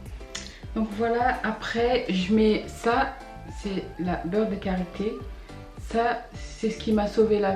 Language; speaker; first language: French; early bilingual, other home language; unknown